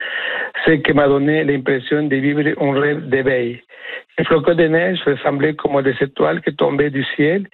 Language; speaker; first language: French; non-native, fluent; Spanish